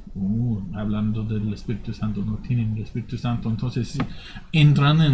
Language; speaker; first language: Spanish; non-native, fluent; English